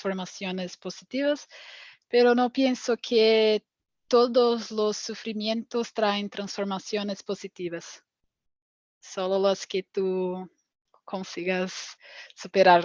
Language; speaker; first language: Spanish; non-native, fluent; Portuguese